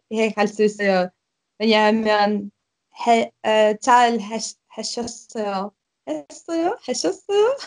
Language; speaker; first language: Korean; non-native, learner; Ukrainian